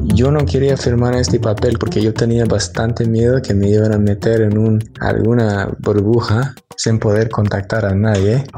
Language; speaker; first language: Spanish; non-native, fluent; English